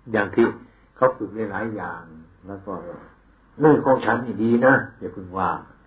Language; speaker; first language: Thai; non-native, local second language; Northeastern Thai